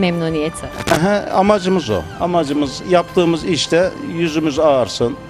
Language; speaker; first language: Turkish; native; Turkish